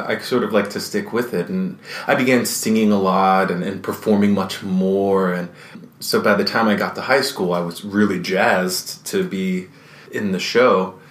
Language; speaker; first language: English; native; English